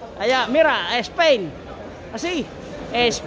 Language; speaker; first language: Spanish; non-native, learner; Filipino